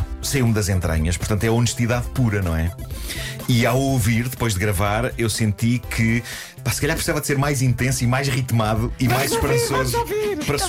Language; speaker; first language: Portuguese; native; Portuguese